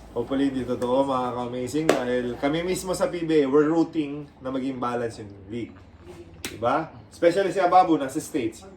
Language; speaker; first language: Filipino; native; Filipino